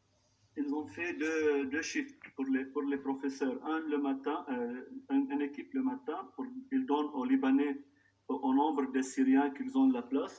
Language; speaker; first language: French; non-native, local second language; Arabic